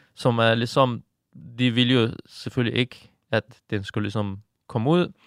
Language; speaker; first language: Danish; non-native, fluent; Persian